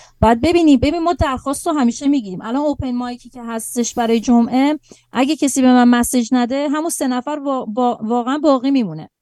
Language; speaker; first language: Persian; native; Persian